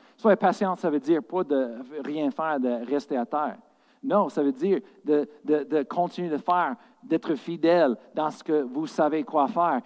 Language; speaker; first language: French; non-native, fluent; English